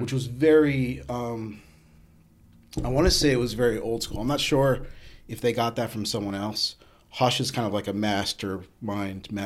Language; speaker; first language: English; native; English